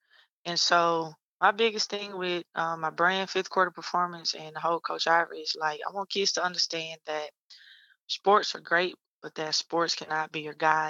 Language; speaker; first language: English; native; English